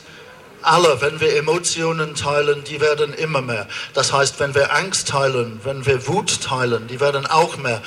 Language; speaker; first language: German; non-native, fluent; English